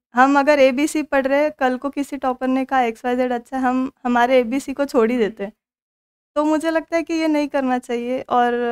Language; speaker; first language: Hindi; non-native, local second language; Marathi